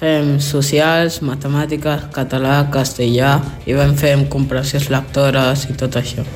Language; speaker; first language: Catalan; early bilingual, other home language; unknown